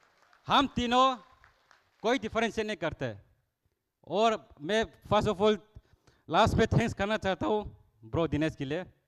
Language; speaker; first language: Hindi; non-native, local second language; Kok Borok